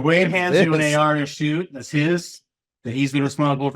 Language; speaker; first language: English; native; English